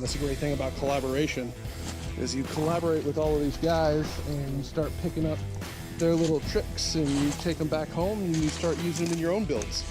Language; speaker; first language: English; native; English